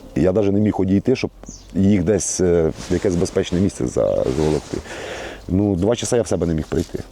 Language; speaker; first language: Ukrainian; native; Ukrainian